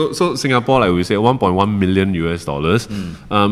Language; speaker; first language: English; non-native, local second language; Chinese